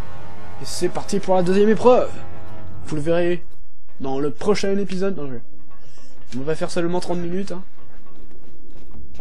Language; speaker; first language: French; native; French